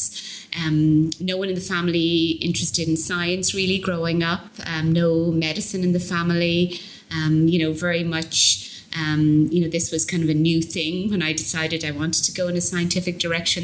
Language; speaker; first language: English; native; English